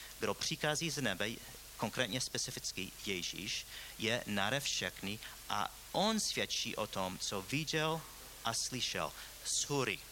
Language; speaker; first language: Czech; non-native, fluent; English